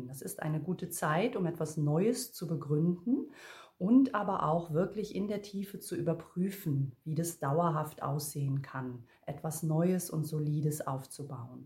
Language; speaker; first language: German; native; German